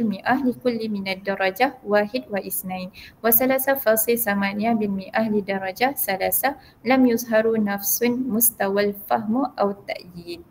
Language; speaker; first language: Arabic; non-native, learner; Malay